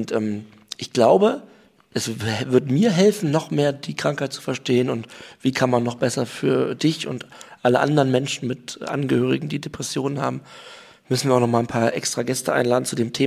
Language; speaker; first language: German; native; German